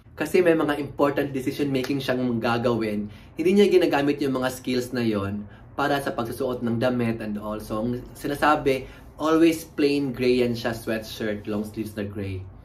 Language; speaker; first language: Filipino; native; Filipino